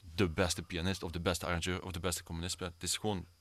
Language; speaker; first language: Dutch; early bilingual, other home language; Swedish